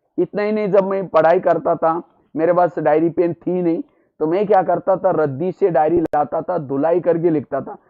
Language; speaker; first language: Hindi; non-native, local second language; Marathi